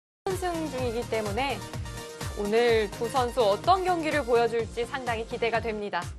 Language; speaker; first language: Korean; native; Korean